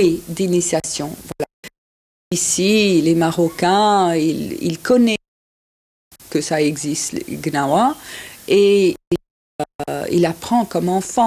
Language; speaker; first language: French; non-native, fluent; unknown